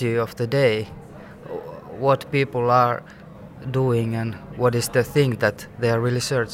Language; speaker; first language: English; non-native, fluent; Finnish